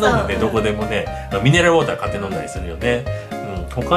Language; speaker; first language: Japanese; native; Japanese